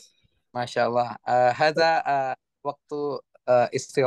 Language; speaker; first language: Arabic; non-native, learner; Indonesian